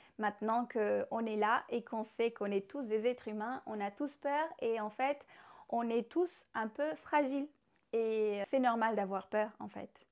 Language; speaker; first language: French; non-native, fluent; Spanish